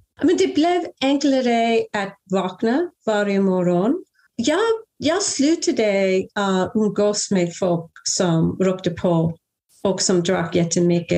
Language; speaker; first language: Swedish; non-native, fluent; English